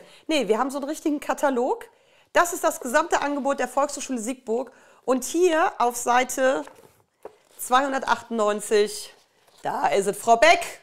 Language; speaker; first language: German; native; German